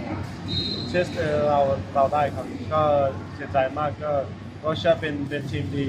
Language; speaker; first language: Thai; early bilingual, heritage; Thai